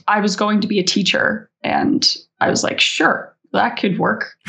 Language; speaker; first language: English; native; English